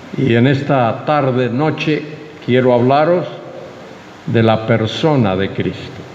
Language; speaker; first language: Spanish; native; Spanish